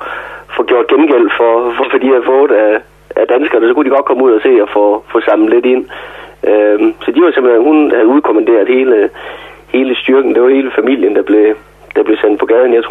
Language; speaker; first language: Danish; native; Danish